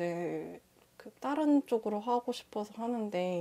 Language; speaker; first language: Korean; native; Korean